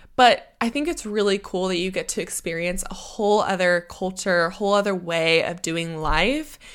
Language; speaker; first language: English; native; English